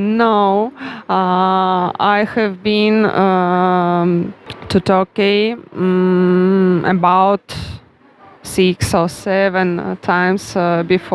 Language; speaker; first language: English; non-native, learner; Russian